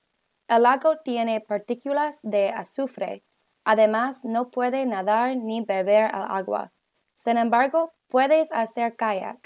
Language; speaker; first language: Spanish; non-native, learner; English